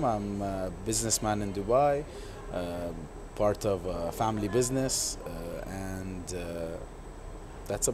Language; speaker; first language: English; non-native, local second language; Arabic